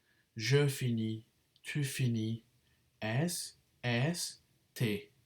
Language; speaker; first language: French; non-native, fluent; English